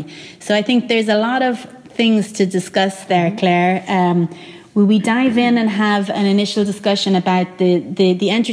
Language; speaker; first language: English; native; English